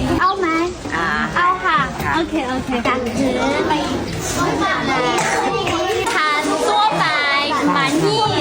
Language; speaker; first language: Thai; native; Thai